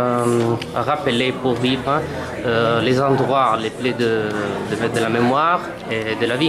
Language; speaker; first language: French; non-native, fluent; Italian